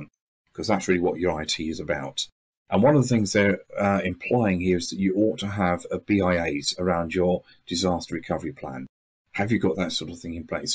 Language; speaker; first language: English; native; English